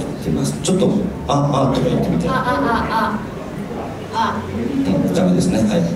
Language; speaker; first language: Japanese; native; Japanese